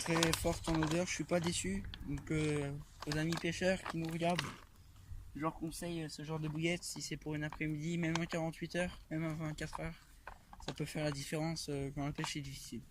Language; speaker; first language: French; native; French